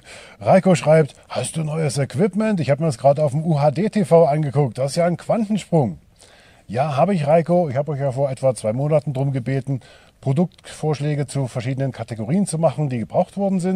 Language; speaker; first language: German; native; German